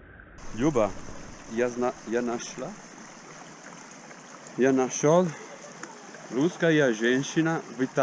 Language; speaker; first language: Russian; non-native, learner; Italian